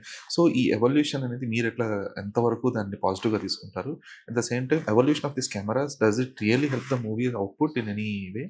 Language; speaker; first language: Telugu; native; Telugu